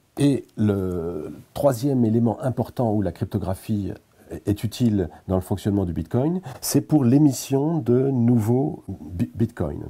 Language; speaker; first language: French; native; French